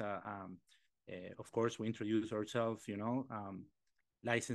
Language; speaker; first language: English; non-native, fluent; Spanish